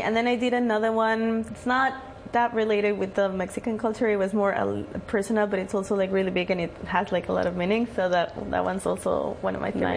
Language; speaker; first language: English; non-native, fluent; Spanish